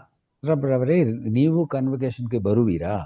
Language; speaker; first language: Kannada; non-native, learner; Tamil